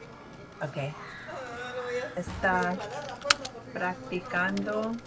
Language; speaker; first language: Spanish; non-native, learner; English